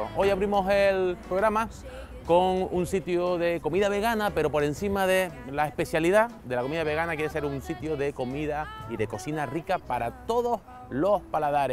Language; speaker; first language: Spanish; native; Spanish